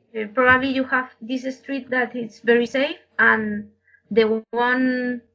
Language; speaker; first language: English; non-native, learner; Spanish